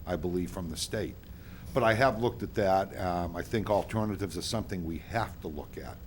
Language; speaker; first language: English; native; English